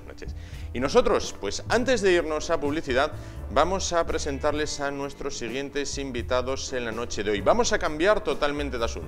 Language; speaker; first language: Spanish; native; Spanish